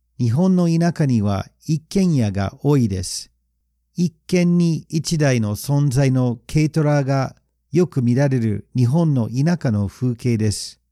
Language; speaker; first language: Japanese; non-native, fluent; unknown